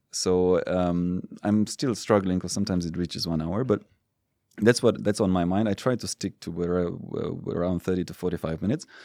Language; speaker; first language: English; non-native, fluent; Romanian